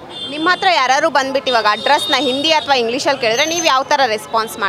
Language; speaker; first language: Kannada; native; Kannada